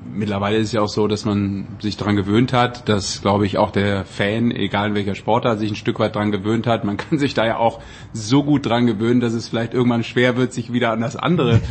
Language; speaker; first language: German; native; German